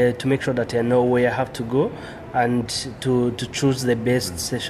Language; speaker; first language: English; non-native, local second language; Kinyarwanda